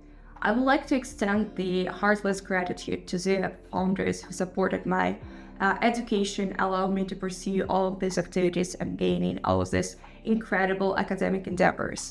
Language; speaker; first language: English; non-native, fluent; Ukrainian